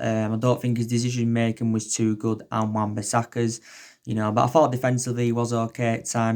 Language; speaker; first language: English; native; English